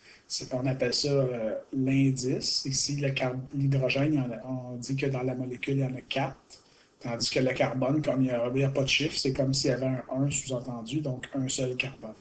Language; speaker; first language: French; native; French